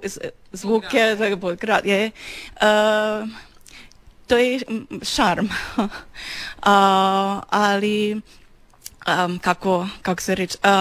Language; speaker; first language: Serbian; non-native, learner; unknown